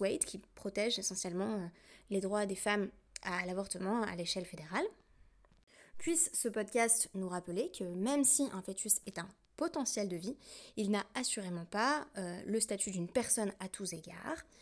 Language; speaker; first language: French; native; French